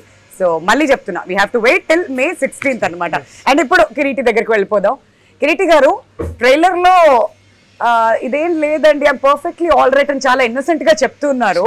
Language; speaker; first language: Telugu; native; Telugu